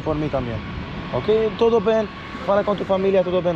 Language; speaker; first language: Spanish; non-native, learner; Swedish